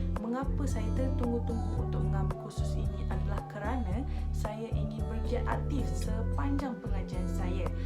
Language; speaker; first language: Malay; native; Malay